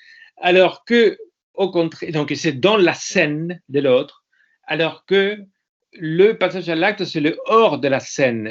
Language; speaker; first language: French; non-native, fluent; Spanish